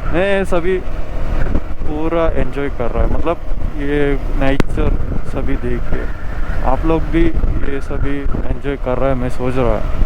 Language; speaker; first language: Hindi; non-native, local second language; Malayalam